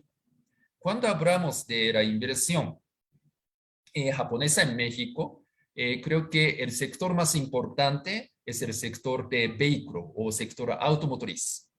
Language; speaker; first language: Spanish; non-native, fluent; Japanese